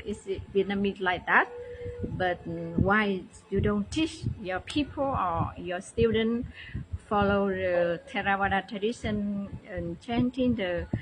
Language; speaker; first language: English; non-native, learner; Vietnamese